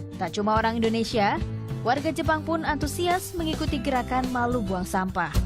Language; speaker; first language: Indonesian; native; Indonesian